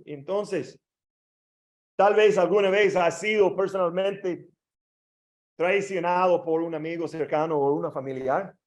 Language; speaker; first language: Spanish; non-native, learner; English